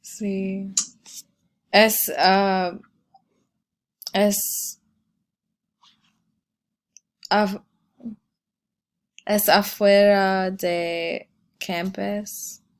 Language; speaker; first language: Spanish; non-native, learner; English